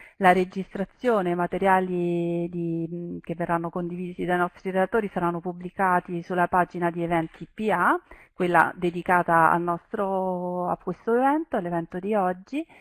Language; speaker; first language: Italian; native; Italian